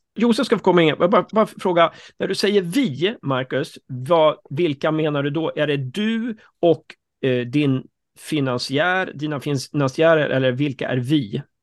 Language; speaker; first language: Swedish; native; Swedish